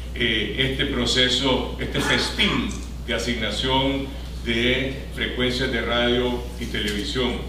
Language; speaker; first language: Spanish; native; Spanish